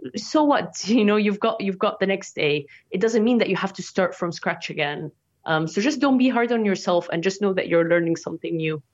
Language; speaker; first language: English; non-native, fluent; Arabic